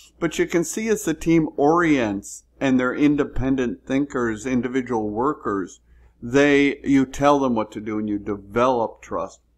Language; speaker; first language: English; native; English